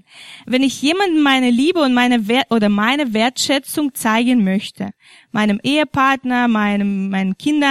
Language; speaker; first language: German; non-native, fluent; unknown